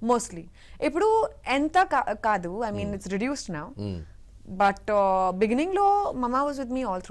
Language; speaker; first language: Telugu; non-native, fluent; Hindi